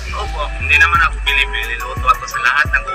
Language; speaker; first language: Filipino; non-native, learner; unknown